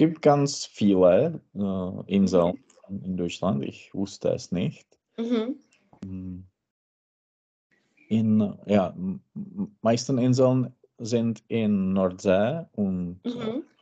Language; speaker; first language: German; non-native, learner; Czech